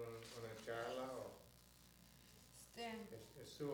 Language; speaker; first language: Spanish; non-native, learner; English